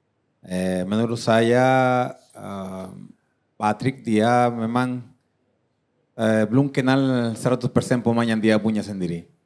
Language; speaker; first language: Indonesian; non-native, fluent; Dutch